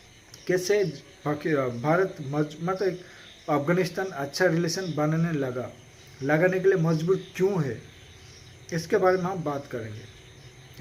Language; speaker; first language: Hindi; non-native, local second language; Odia